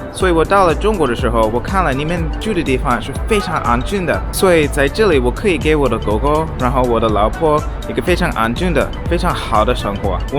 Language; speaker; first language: Chinese; non-native, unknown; English